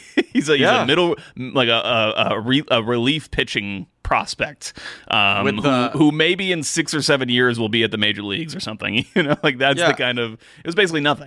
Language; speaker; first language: English; native; English